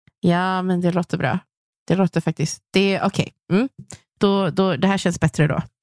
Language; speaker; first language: Swedish; native; Swedish